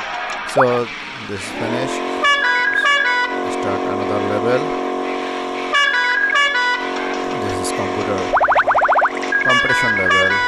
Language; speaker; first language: English; non-native, learner; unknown